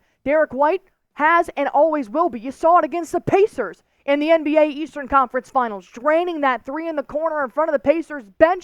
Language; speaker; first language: English; native; English